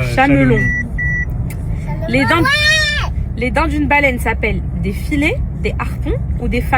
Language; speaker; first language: French; native; French